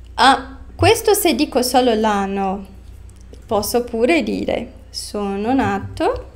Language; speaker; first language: Italian; non-native, fluent; Portuguese